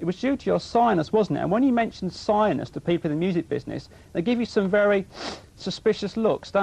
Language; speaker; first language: English; native; English